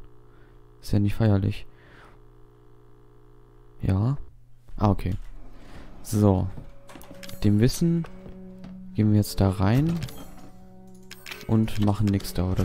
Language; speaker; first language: German; native; German